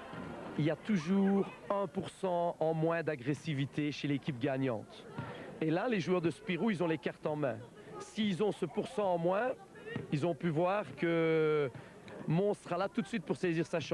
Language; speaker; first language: French; native; French